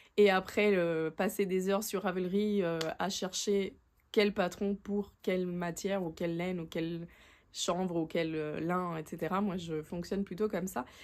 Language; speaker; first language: French; native; French